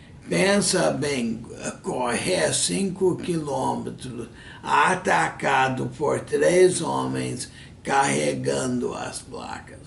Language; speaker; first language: Portuguese; non-native, fluent; English